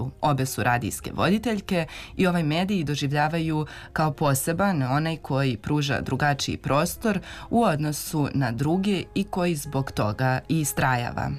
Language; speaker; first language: Serbian; native; Serbian